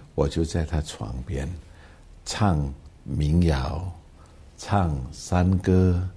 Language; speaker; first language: Chinese; early bilingual, heritage; Hakka Chinese